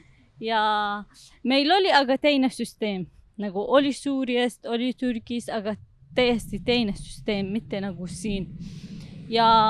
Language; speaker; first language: Estonian; non-native, learner; Arabic